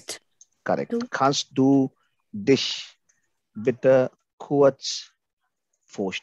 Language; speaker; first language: German; non-native, fluent; Hindi